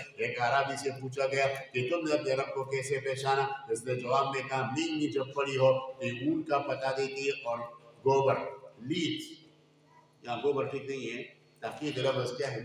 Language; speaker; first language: Urdu; non-native, local second language; Pashto